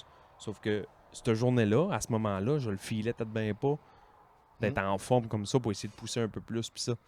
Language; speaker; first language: French; native; French